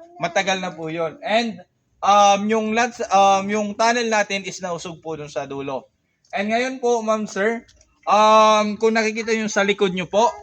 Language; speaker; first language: Filipino; non-native, local second language; Bikol